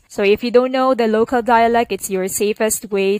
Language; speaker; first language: English; non-native, local second language; Cebuano